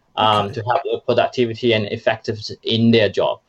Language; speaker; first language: English; non-native, fluent; Chinese